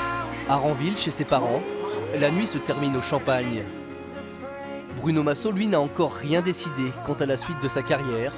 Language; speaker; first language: French; native; French